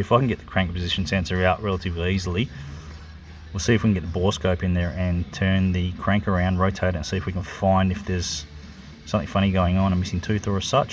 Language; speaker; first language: English; native; English